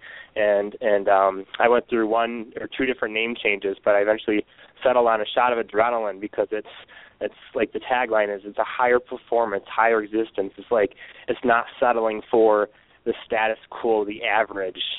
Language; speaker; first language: English; native; English